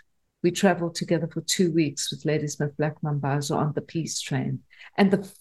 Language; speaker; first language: English; native; English